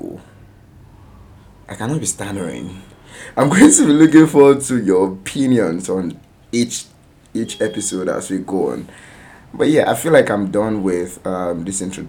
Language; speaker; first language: English; non-native, local second language; Yoruba